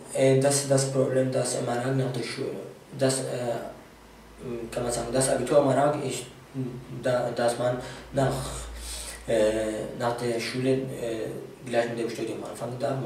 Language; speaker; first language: German; non-native, fluent; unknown